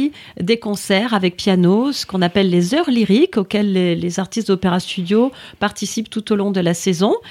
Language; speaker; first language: French; native; French